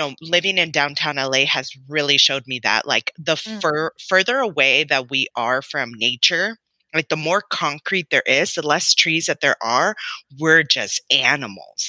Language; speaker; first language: English; native; English